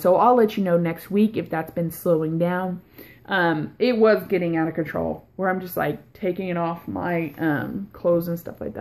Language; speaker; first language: English; native; English